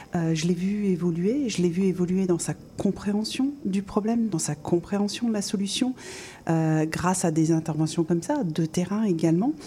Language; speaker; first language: French; native; French